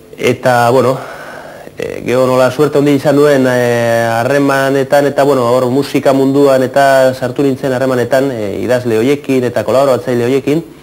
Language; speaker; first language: Basque; non-native, local second language; Spanish